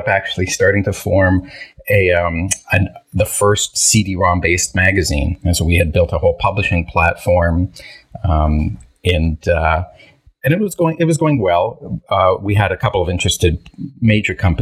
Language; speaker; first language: English; early bilingual, other home language; Hebrew